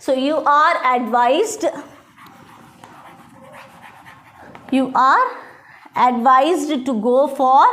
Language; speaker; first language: English; non-native, local second language; Tamil